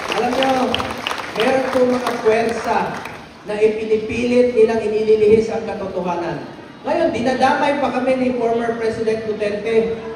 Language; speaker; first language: Filipino; non-native, local second language; Cebuano